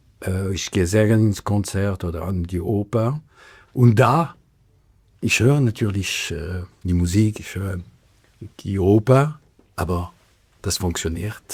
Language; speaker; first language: German; non-native, local second language; French